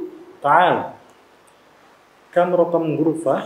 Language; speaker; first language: Arabic; non-native, learner; Indonesian